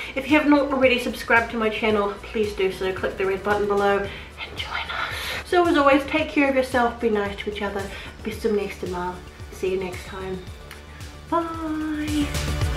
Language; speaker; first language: English; native; English